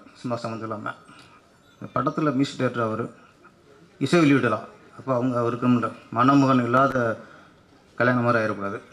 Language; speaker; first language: Tamil; native; Tamil